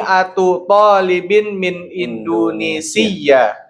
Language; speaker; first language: Arabic; non-native, learner; Indonesian